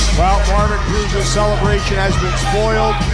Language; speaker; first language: English; native; English